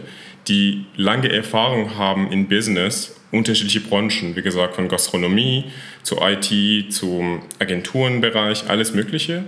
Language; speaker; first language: German; non-native, fluent; Persian